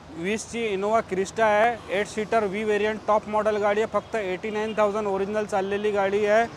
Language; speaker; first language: Marathi; non-native, local second language; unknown